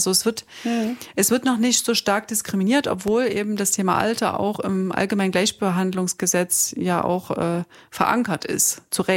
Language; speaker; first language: German; native; German